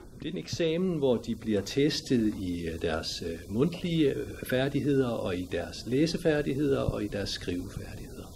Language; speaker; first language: Danish; native; Danish